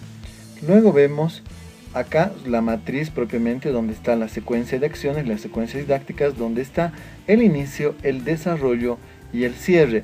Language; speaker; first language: Spanish; native; Spanish